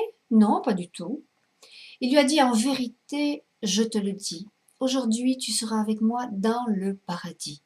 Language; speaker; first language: French; native; French